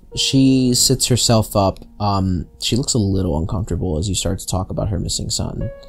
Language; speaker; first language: English; native; English